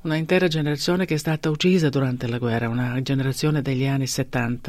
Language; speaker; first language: Italian; non-native, fluent; Bosnian